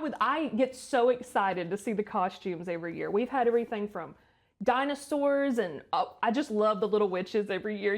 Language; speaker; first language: English; native; English